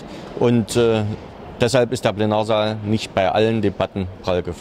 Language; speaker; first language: German; native; German